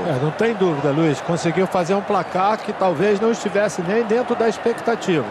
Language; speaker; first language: Portuguese; native; Portuguese